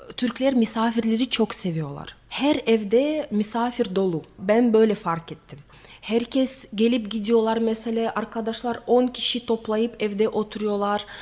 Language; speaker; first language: Turkish; non-native, fluent; Russian